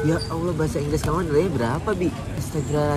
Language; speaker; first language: Indonesian; native; Indonesian